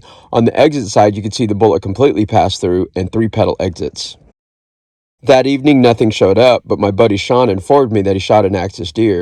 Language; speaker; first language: English; native; English